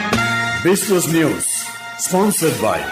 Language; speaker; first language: English; non-native, local second language; Sinhala